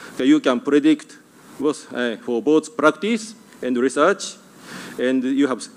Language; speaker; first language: English; non-native, fluent; Japanese